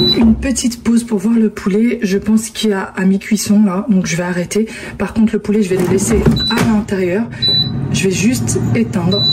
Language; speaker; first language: French; early bilingual, other home language; Arabic